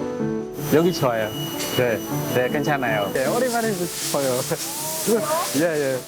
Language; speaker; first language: Korean; non-native, learner; Khmer